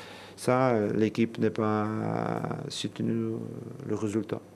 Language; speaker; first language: French; non-native, learner; Portuguese